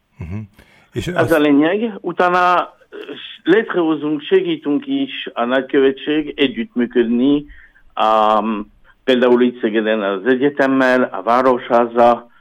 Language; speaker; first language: Hungarian; non-native, learner; French